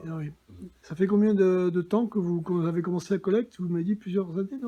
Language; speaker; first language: French; native; French